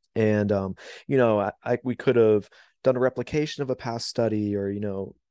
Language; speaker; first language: English; native; English